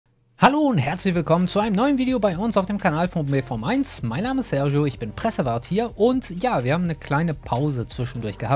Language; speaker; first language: German; native; German